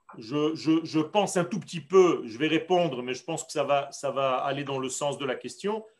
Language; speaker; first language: French; non-native, fluent; Hebrew